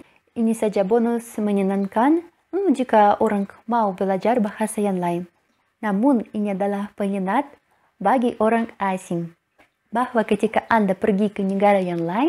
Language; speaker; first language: Indonesian; non-native, learner; Russian